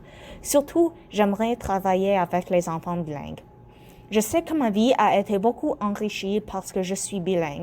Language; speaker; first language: French; non-native, local second language; English